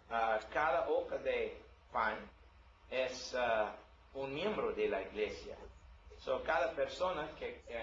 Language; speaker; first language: Spanish; non-native, learner; English